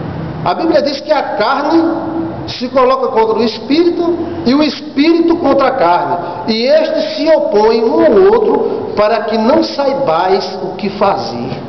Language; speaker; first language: Portuguese; native; Portuguese